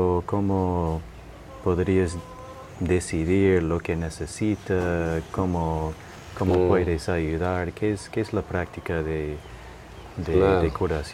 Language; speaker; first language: Spanish; non-native, fluent; English